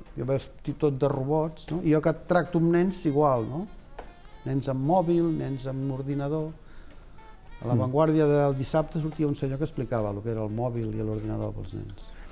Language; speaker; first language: Catalan; native; Catalan